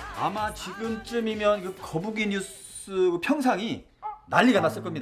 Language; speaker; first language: Korean; native; Korean